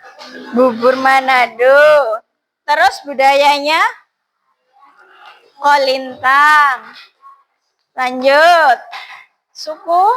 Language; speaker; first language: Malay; non-native, local second language; Javanese